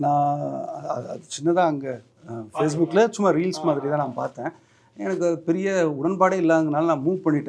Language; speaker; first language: Tamil; native; Tamil